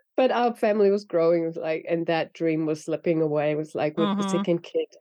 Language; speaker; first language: English; non-native, fluent; Finnish